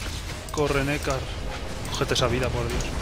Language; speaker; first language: Spanish; native; Spanish